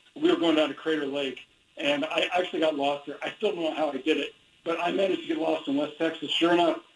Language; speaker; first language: English; native; English